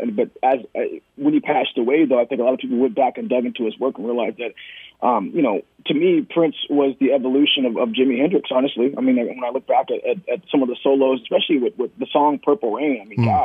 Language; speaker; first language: English; native; English